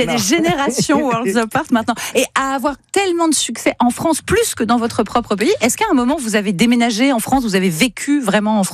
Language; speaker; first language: French; native; French